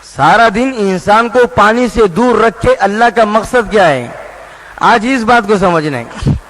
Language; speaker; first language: Urdu; non-native, local second language; Pashto